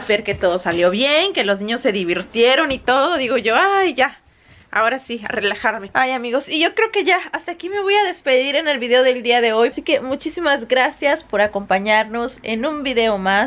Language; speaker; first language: Spanish; native; Spanish